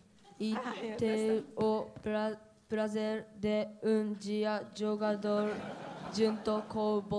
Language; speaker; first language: Portuguese; non-native, learner; Japanese